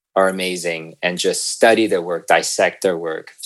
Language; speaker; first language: English; native; English